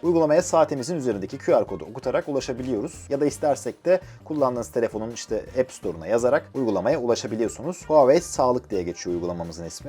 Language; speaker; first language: Turkish; native; Turkish